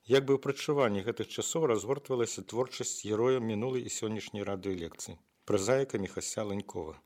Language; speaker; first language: Belarusian; native; Belarusian